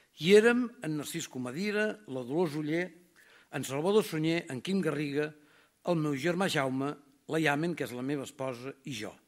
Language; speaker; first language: Catalan; native; Catalan